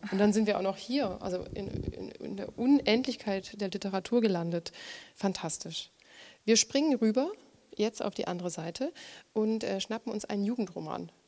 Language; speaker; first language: German; native; German